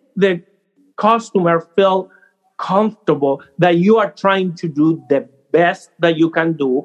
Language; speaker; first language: English; non-native, fluent; Spanish